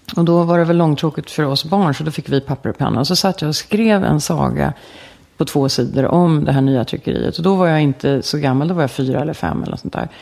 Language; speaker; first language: Swedish; native; Swedish